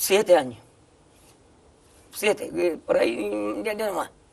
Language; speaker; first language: Spanish; native; Spanish